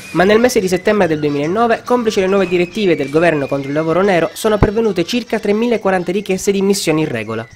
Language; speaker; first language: Italian; native; Italian